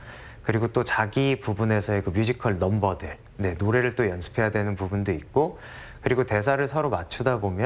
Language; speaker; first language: Korean; native; Korean